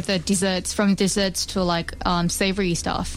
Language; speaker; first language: English; non-native, local second language; Chinese